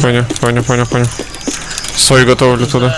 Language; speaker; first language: Russian; native; Russian